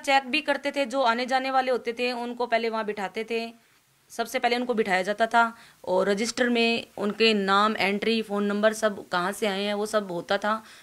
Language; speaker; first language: Hindi; native; Hindi